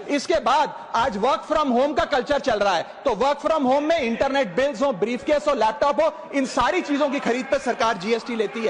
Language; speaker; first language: Hindi; native; Hindi